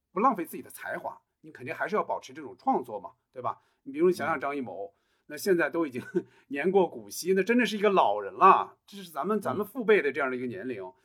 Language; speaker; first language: Chinese; native; Chinese